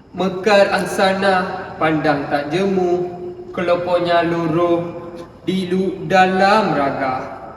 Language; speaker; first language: Malay; non-native, local second language; Tamil